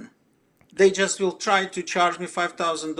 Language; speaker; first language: English; non-native, fluent; Russian